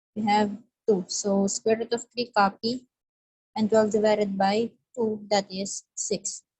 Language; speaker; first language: English; non-native, local second language; Filipino